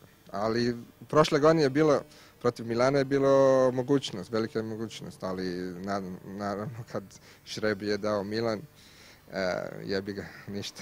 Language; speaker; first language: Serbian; non-native, learner; Italian